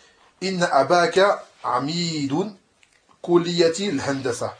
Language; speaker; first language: Arabic; non-native, fluent; French